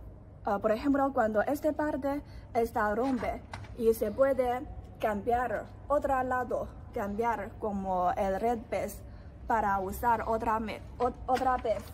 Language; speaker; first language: Spanish; non-native, learner; Chinese